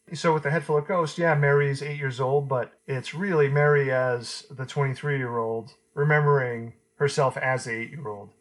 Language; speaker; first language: English; native; English